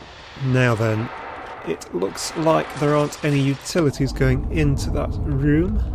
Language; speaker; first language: English; native; English